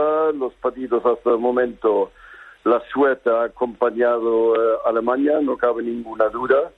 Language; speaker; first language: Spanish; non-native, fluent; German